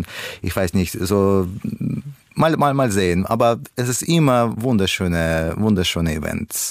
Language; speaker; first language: German; non-native, learner; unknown